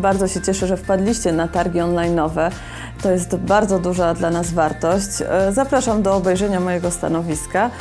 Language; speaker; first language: Polish; native; Polish